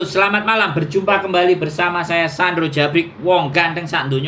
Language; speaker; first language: Indonesian; non-native, local second language; Javanese